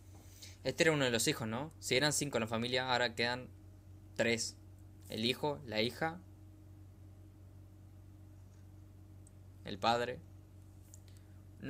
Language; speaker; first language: Spanish; native; Spanish